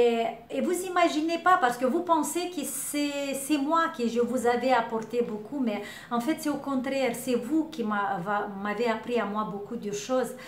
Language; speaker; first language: French; non-native, learner; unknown